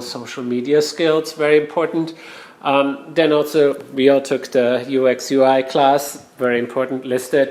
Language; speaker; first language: English; non-native, fluent; German